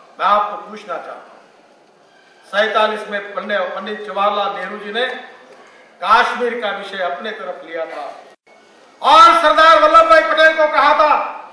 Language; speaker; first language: Hindi; non-native, local second language; Marathi